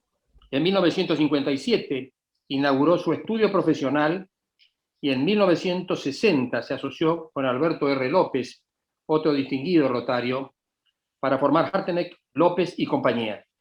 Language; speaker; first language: Spanish; native; Spanish